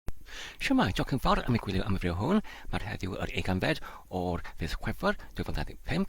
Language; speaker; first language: Welsh; non-native, learner; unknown